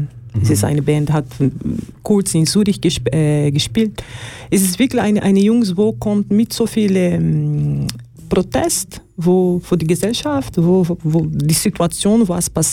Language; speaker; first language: German; non-native, learner; Portuguese